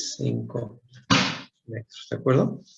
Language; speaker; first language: Spanish; native; Spanish